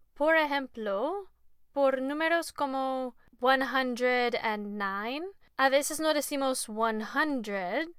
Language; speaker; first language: Spanish; non-native, learner; English